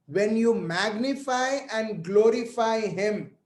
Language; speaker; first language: English; non-native, local second language; Hindi